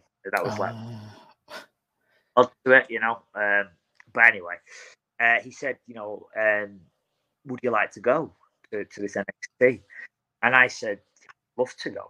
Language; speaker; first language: English; native; English